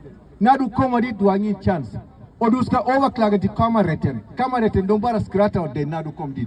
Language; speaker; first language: Swedish; non-native, fluent; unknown